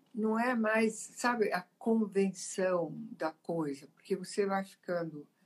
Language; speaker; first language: Portuguese; early bilingual, other home language; Italian